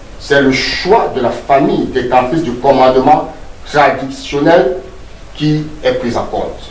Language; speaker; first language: French; non-native, local second language; Duala